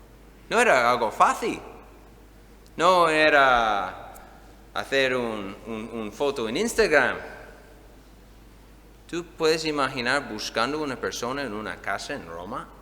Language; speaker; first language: Spanish; non-native, fluent; English